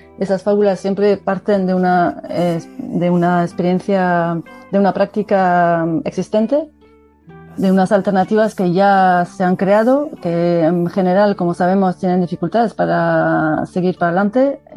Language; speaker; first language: Spanish; non-native, fluent; French